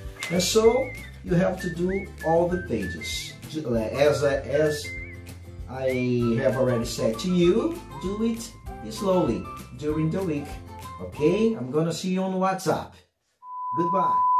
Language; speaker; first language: English; non-native, fluent; Portuguese